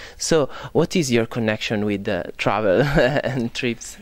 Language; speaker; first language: English; non-native, fluent; Italian